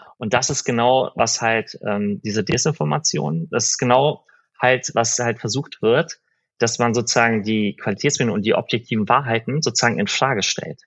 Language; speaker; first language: German; early bilingual, other home language; Persian